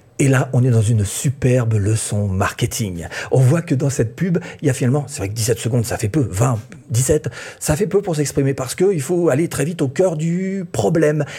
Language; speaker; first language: French; native; French